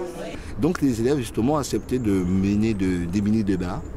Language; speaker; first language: French; native; French